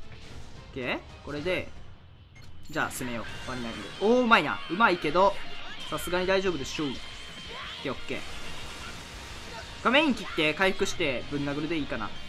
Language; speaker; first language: Japanese; native; Japanese